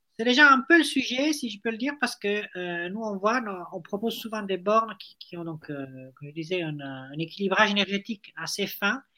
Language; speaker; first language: French; non-native, fluent; Italian